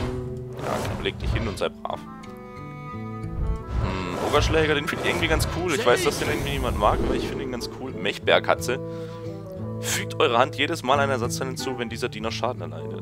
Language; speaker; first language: German; native; German